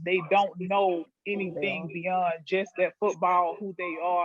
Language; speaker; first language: English; native; English